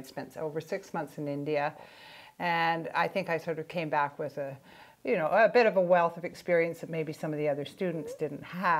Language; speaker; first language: English; native; English